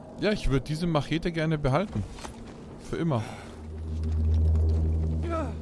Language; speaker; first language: German; native; German